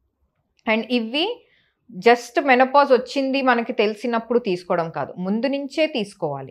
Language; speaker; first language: Telugu; native; Telugu